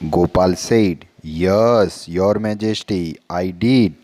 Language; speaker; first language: English; non-native, local second language; Gujarati